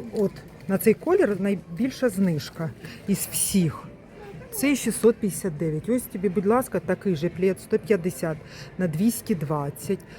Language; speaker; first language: Ukrainian; non-native, local second language; Russian